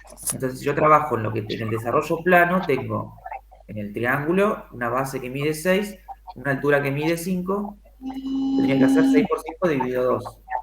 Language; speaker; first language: Spanish; native; Spanish